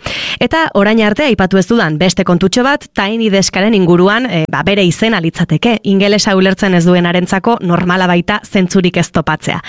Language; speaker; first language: Basque; native; Basque